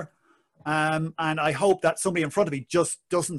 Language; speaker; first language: English; native; English